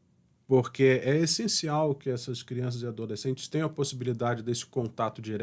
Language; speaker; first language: Portuguese; native; Portuguese